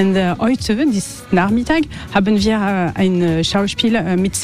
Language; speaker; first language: German; non-native, learner; French